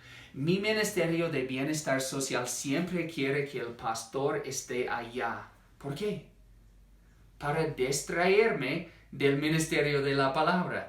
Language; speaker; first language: Spanish; non-native, fluent; English